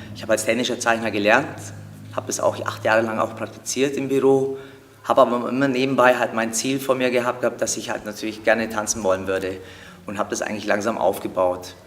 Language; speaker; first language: German; early bilingual, other home language; Turkish